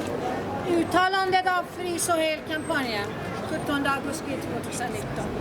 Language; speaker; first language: Swedish; non-native, fluent; Persian